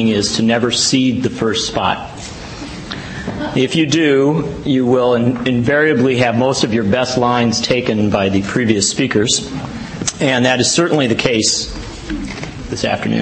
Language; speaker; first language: English; native; English